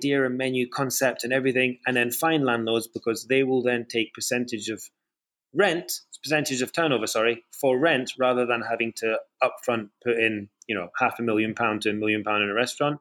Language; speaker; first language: English; native; English